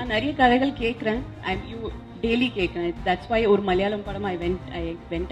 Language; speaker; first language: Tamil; non-native, local second language; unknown